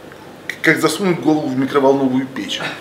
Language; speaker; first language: Russian; native; Russian